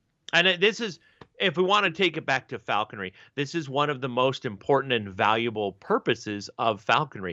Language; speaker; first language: English; native; English